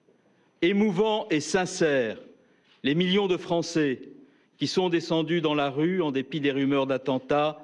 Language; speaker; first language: French; native; French